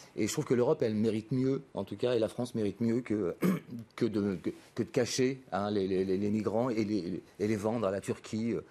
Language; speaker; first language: French; native; French